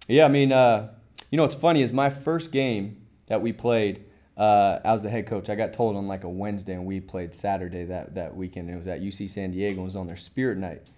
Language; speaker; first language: English; native; English